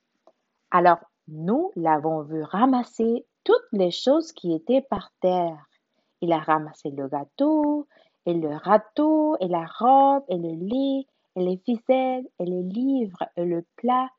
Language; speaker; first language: French; non-native, learner; Spanish